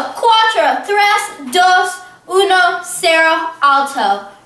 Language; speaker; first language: Spanish; non-native, learner; English